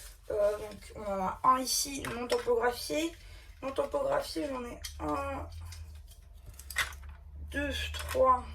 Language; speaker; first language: French; native; French